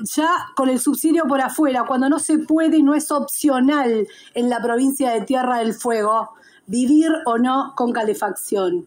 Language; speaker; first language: Spanish; native; Spanish